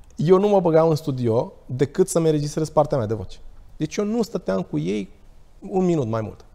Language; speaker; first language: Romanian; native; Romanian